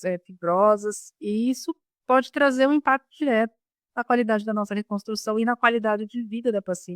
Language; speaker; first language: Portuguese; native; Portuguese